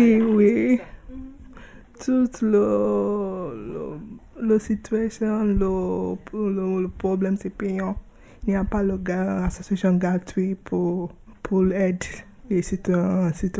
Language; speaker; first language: French; non-native, learner; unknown